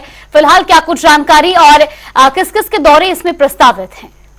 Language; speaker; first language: Hindi; native; Hindi